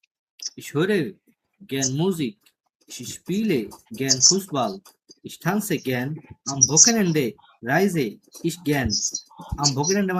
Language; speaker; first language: German; non-native, learner; Bangla